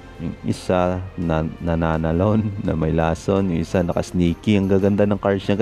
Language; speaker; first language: Filipino; native; Filipino